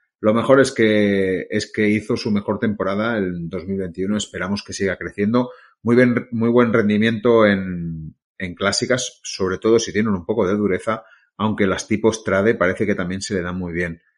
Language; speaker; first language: Spanish; native; Spanish